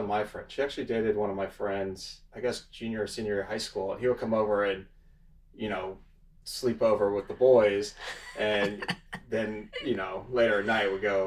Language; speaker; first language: English; native; English